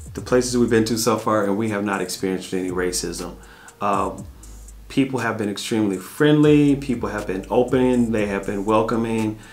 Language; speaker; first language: English; native; English